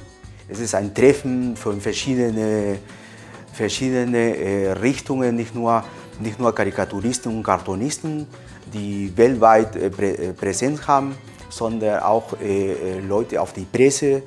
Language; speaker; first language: German; non-native, fluent; Spanish